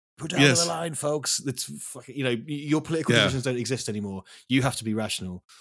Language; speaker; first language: English; native; English